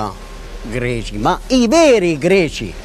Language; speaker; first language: Greek; early bilingual, heritage; Greek